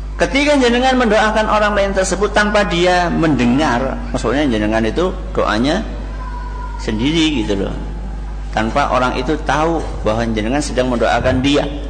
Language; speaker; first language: Malay; non-native, local second language; Javanese